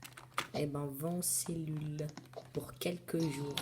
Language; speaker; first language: French; native; French